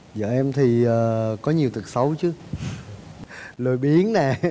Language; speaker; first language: Vietnamese; native; Vietnamese